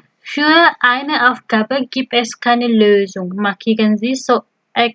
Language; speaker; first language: German; non-native, fluent; Indonesian